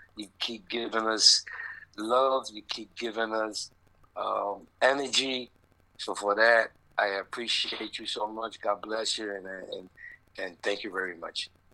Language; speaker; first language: English; native; English